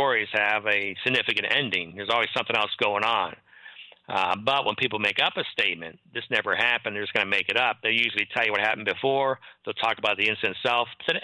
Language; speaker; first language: English; native; English